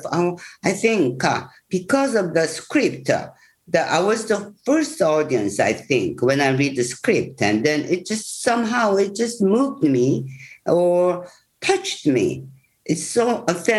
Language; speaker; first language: English; non-native, learner; Korean